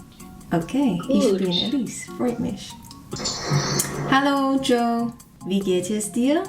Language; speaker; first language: German; non-native, learner; English